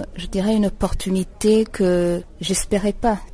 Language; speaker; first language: French; non-native, local second language; Rundi